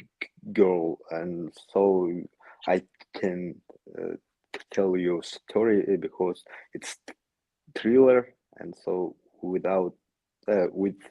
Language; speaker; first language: English; non-native, learner; Yakut